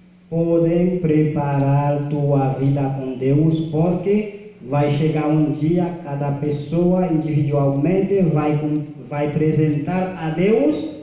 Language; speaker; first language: Portuguese; non-native, learner; Haitian Creole